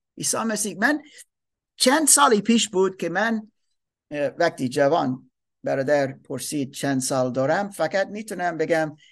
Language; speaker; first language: Persian; non-native, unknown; German